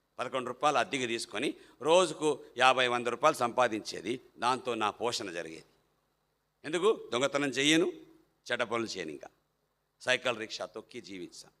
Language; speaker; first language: Telugu; non-native, fluent; Malayalam